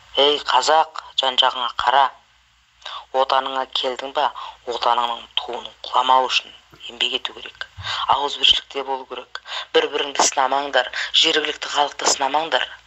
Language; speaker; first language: Kazakh; native; Kazakh